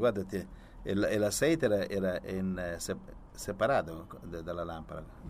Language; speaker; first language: Spanish; non-native, learner; Italian